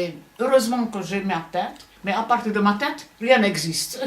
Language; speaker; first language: French; non-native, fluent; Hungarian